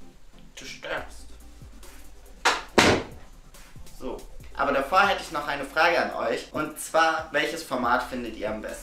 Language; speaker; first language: German; native; German